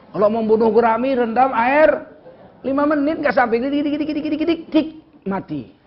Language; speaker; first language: Indonesian; native; Indonesian